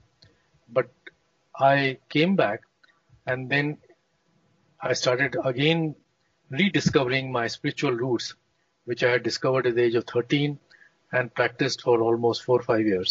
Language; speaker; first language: English; non-native, local second language; Hindi